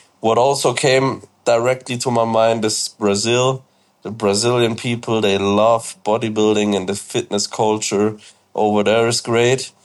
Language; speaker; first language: English; non-native, fluent; German